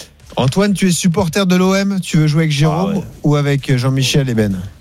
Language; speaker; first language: French; native; French